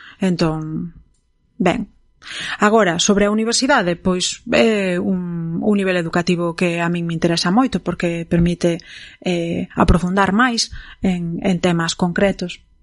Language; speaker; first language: Galician; non-native, local second language; Spanish